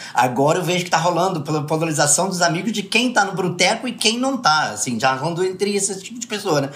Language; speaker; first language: Portuguese; early bilingual, other home language; English